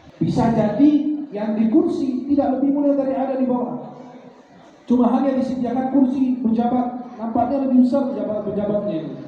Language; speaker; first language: Indonesian; non-native, fluent; Arabic